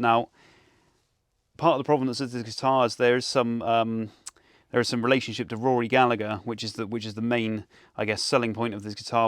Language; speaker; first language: English; native; English